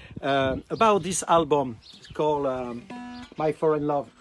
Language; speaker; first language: English; non-native, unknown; French